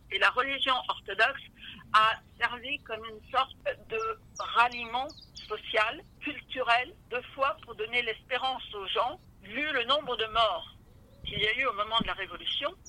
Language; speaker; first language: French; early bilingual, other home language; Russian